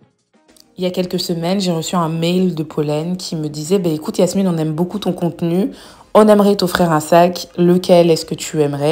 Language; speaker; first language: French; native; French